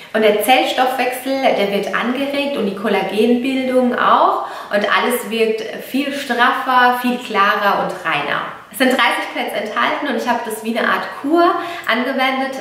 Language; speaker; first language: German; early bilingual, other home language; Italian